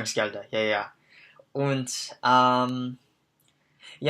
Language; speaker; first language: German; non-native, learner; English